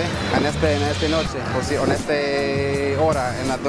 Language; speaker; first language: Spanish; non-native, learner; English